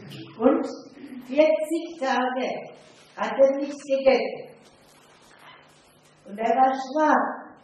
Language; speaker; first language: German; non-native, fluent; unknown